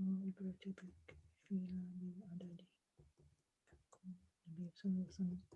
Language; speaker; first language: Arabic; non-native, learner; English